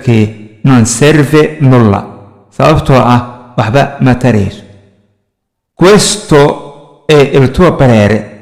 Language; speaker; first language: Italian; non-native, fluent; Somali